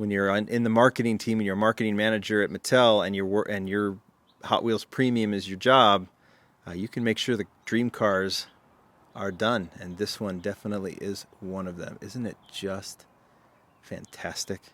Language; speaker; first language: English; native; English